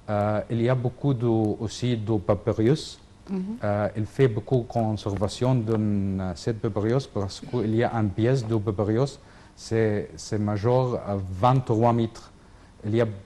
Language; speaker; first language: French; non-native, learner; Arabic